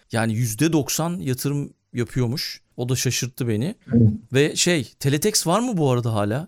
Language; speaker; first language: Turkish; native; Turkish